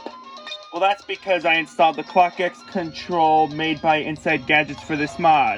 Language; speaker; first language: English; native; English